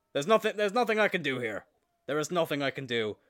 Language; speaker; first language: English; native; English